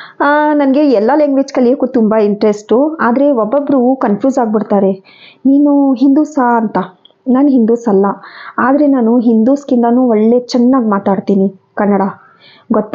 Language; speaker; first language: Kannada; non-native, local second language; Hindi